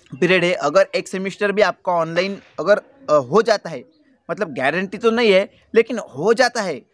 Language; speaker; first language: Hindi; non-native, local second language; Marathi